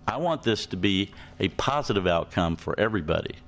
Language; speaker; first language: English; native; English